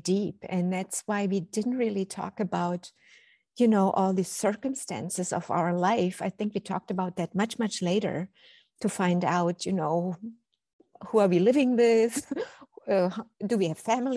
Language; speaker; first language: English; non-native, fluent; German